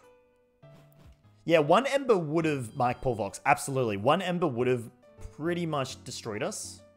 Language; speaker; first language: English; native; English